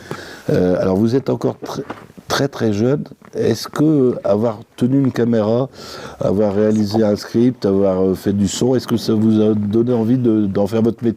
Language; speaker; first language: French; native; French